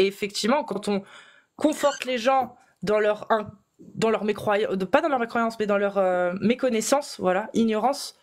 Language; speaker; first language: French; native; French